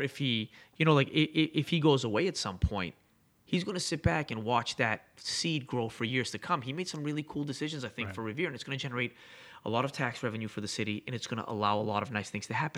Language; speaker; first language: English; native; English